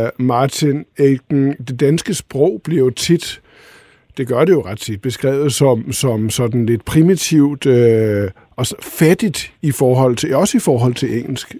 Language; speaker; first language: Danish; native; Danish